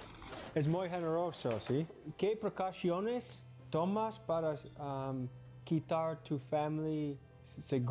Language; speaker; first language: Spanish; non-native, learner; English